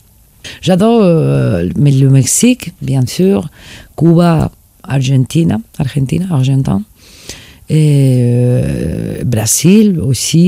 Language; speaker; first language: French; non-native, fluent; Spanish